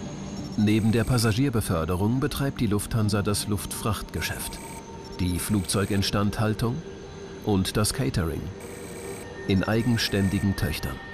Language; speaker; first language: German; native; German